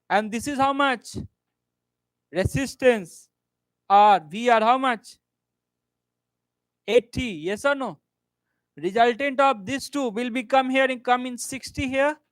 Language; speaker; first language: English; non-native, local second language; Hindi